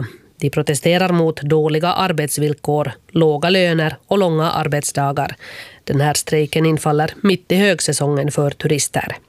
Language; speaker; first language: Swedish; native; Swedish